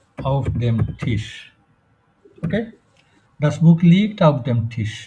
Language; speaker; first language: German; non-native, fluent; Bangla